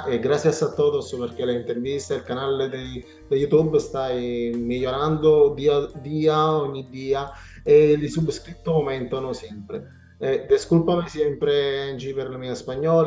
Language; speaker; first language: Spanish; non-native, learner; Italian